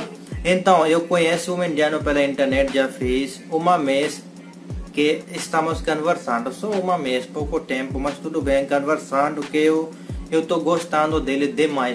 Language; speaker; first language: Portuguese; non-native, learner; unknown